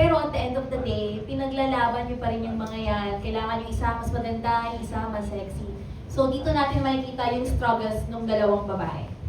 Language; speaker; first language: Filipino; native; Filipino